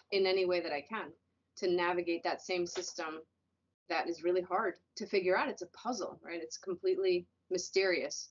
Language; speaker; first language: English; native; English